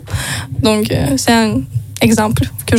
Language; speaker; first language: French; non-native, learner; Azerbaijani